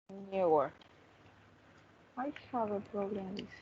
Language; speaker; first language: English; non-native, learner; Spanish